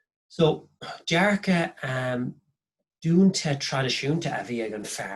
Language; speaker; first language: Irish; non-native, local second language; English